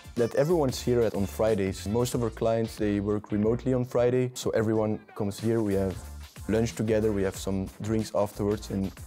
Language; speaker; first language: English; non-native, fluent; Dutch